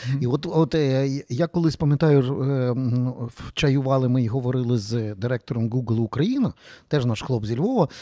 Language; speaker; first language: Ukrainian; native; Ukrainian